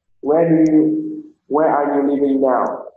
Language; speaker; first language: English; non-native, learner; Vietnamese